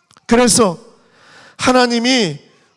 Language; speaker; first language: Korean; native; Korean